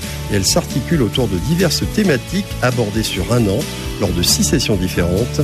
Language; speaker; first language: French; native; French